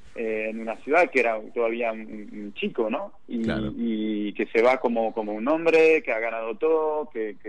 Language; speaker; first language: Spanish; non-native, fluent; French